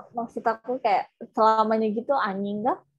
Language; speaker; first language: Korean; non-native, learner; Indonesian